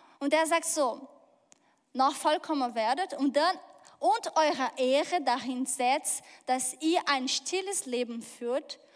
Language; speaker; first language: German; non-native, fluent; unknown